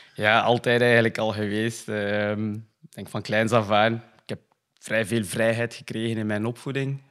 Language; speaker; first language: Dutch; non-native, fluent; French